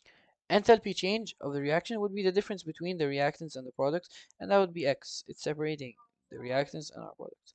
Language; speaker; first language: English; non-native, fluent; Arabic